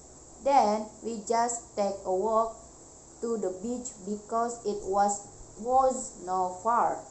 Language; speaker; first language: English; non-native, learner; Indonesian